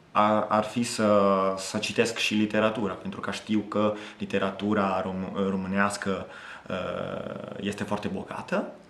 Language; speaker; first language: Romanian; non-native, fluent; Italian